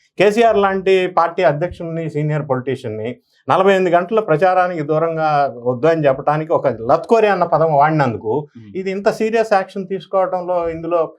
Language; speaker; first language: Telugu; native; Telugu